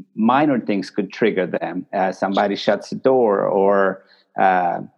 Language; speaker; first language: English; early bilingual, other home language; Spanish